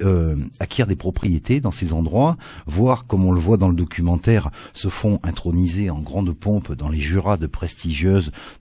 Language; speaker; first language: French; native; French